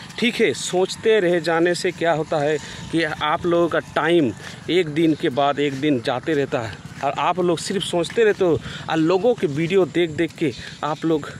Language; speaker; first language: Hindi; non-native, local second language; Bangla